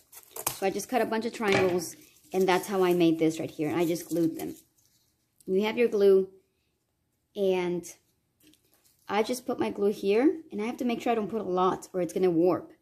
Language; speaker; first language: English; native; English